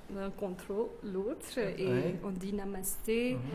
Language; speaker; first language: French; non-native, fluent; Kannada